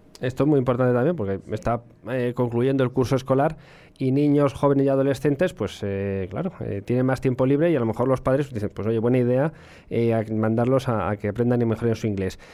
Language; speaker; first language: Spanish; native; Spanish